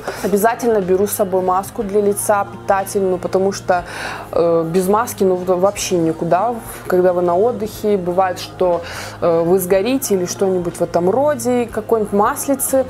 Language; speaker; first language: Russian; native; Russian